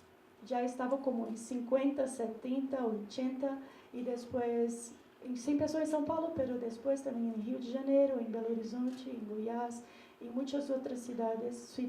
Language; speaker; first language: Spanish; non-native, learner; Portuguese